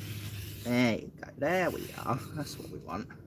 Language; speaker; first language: English; native; English